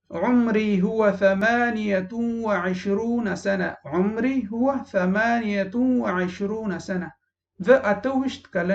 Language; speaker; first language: Arabic; non-native, fluent; Pashto